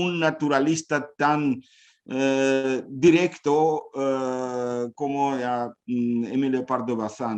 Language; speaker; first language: Spanish; non-native, fluent; Ukrainian